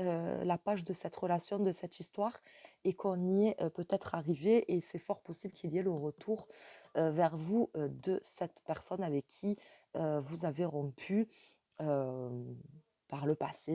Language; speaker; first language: French; native; French